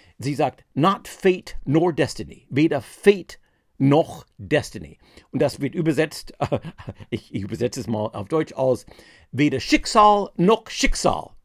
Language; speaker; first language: German; non-native, fluent; English